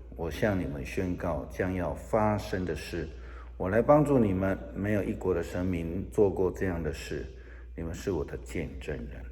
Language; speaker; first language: Chinese; native; Chinese